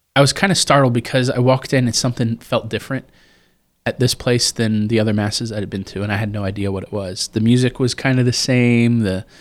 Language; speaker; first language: English; native; English